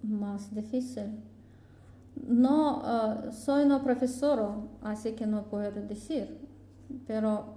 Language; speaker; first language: Spanish; non-native, learner; Russian